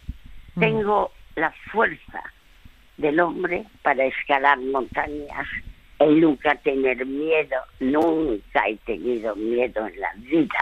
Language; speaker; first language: Spanish; early bilingual, other home language; French